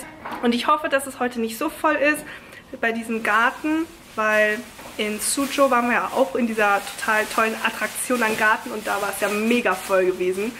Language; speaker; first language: German; native; German